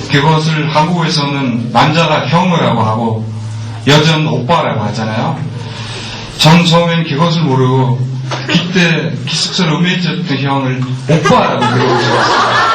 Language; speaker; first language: Korean; non-native, fluent; Mongolian